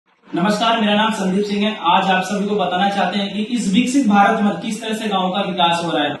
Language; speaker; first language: Hindi; native; Hindi